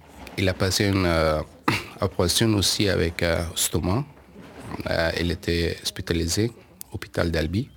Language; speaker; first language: French; non-native, learner; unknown